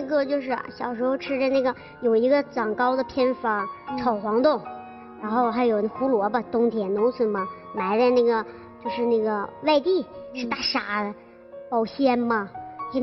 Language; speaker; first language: Chinese; native; Chinese